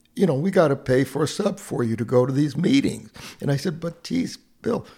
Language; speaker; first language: English; non-native, fluent; Hungarian